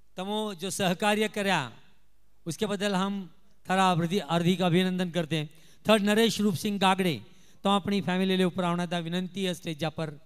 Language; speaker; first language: Hindi; non-native, local second language; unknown